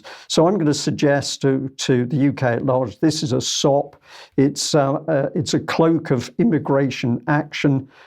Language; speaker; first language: English; native; English